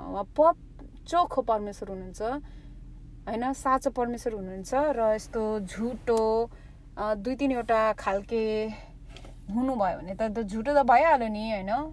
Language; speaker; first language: Nepali; early bilingual, heritage; Nepali